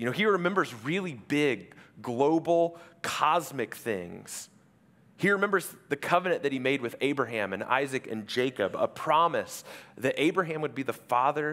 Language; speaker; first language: English; native; English